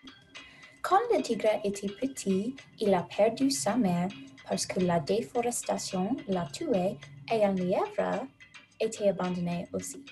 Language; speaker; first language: French; non-native, learner; English